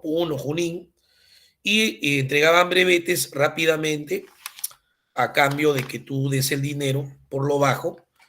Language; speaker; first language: Spanish; native; Spanish